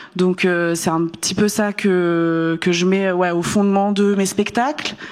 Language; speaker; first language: French; early bilingual, other home language; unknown